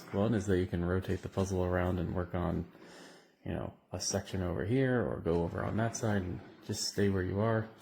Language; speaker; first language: English; native; English